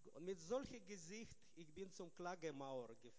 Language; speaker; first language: German; non-native, learner; Russian